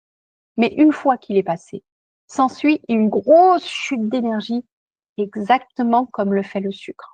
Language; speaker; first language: French; native; French